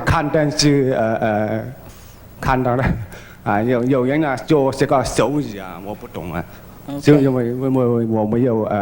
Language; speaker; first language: Chinese; early bilingual, heritage; Chinese